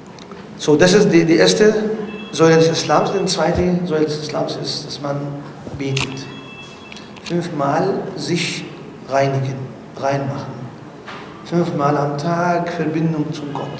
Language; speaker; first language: German; non-native, learner; Arabic